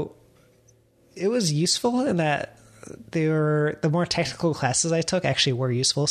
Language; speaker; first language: English; native; English